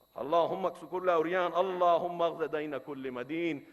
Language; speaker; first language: English; non-native, local second language; Urdu